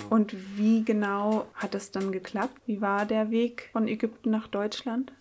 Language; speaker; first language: German; native; German